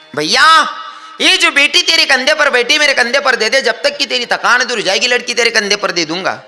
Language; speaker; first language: Hindi; non-native, local second language; Marathi